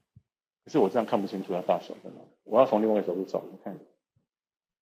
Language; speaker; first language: Chinese; native; Chinese